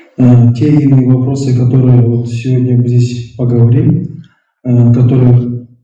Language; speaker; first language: Russian; non-native, local second language; Kazakh